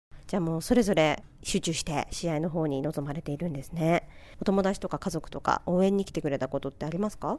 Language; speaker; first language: Japanese; native; Japanese